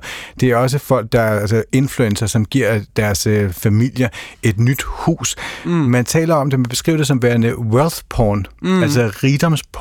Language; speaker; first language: Danish; native; Danish